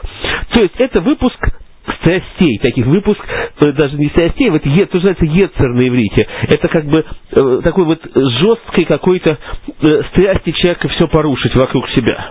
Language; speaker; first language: Russian; native; Russian